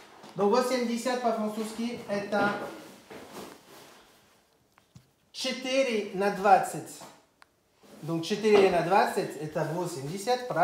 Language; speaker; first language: Russian; non-native, fluent; French